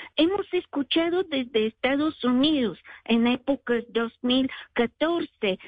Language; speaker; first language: Spanish; non-native, fluent; Bulgarian